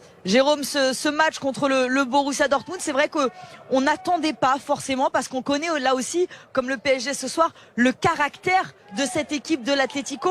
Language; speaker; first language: French; native; French